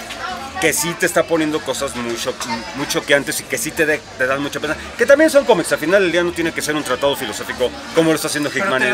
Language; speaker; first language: Spanish; native; Spanish